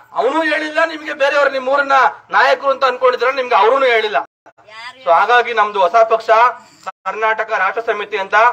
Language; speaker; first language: Kannada; native; Kannada